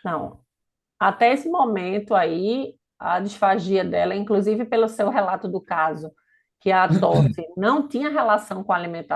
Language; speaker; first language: Portuguese; native; Portuguese